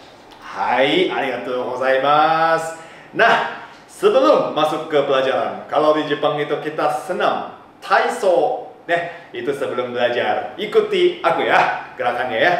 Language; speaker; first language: Indonesian; non-native, fluent; Japanese